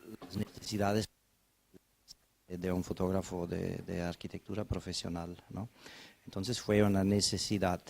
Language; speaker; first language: Spanish; non-native, fluent; German